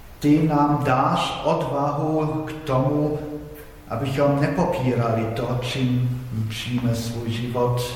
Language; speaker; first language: Czech; non-native, fluent; Polish